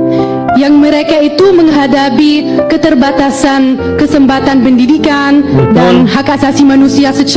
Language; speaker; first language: Indonesian; non-native, fluent; Arabic